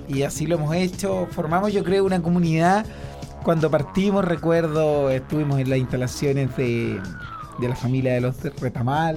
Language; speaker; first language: Spanish; native; Spanish